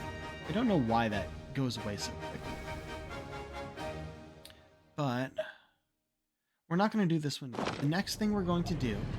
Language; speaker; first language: English; native; English